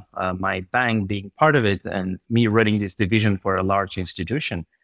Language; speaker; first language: English; non-native, fluent; Bulgarian